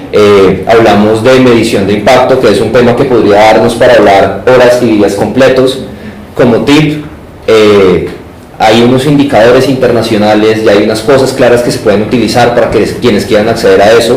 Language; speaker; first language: Spanish; native; Spanish